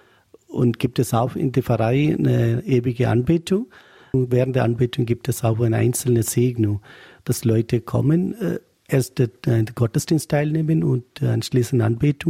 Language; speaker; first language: German; non-native, learner; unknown